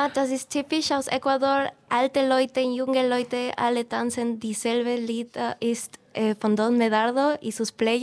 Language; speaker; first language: German; non-native, fluent; Spanish